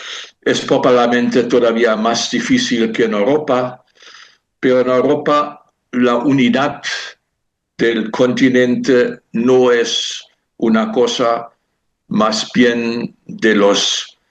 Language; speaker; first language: Spanish; non-native, fluent; German